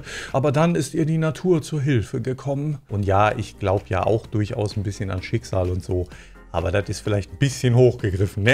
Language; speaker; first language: German; native; German